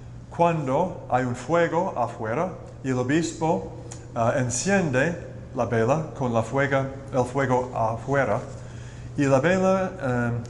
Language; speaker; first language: Spanish; non-native, learner; English